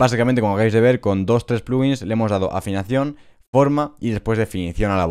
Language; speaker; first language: Spanish; native; Spanish